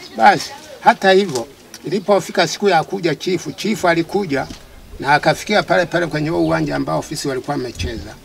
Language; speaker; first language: Swahili; non-native, local second language; Sukuma